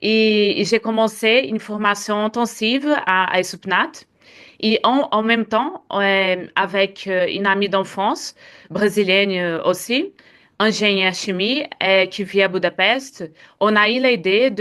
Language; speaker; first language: French; non-native, fluent; Portuguese